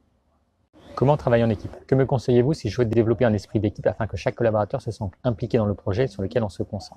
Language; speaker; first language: French; native; French